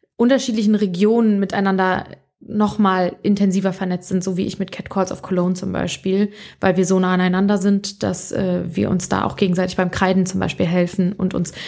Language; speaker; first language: German; native; German